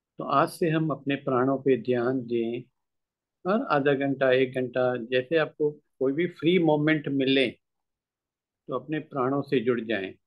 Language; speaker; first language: Hindi; native; Hindi